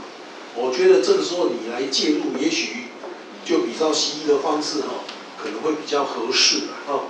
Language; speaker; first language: Chinese; native; Chinese